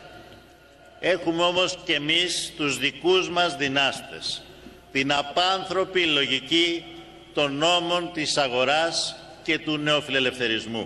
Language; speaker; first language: Greek; native; Greek